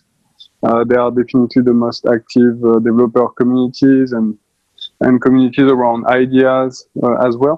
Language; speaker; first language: English; non-native, fluent; French